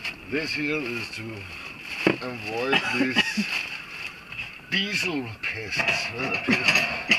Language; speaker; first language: English; non-native, fluent; Danish